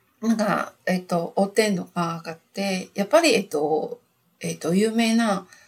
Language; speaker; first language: Japanese; non-native, learner; Chinese